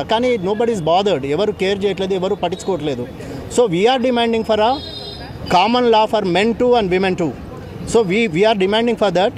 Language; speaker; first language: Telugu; native; Telugu